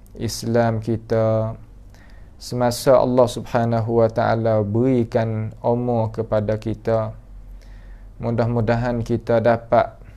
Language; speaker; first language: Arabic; non-native, fluent; Malay